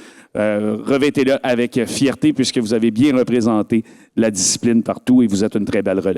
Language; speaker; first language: French; native; French